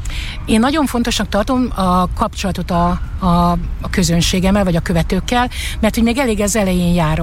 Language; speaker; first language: Hungarian; native; Hungarian